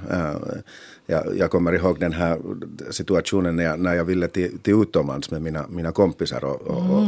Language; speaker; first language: Swedish; non-native, local second language; Finnish